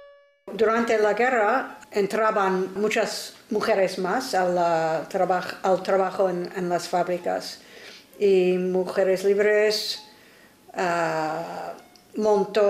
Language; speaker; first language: Spanish; non-native, fluent; English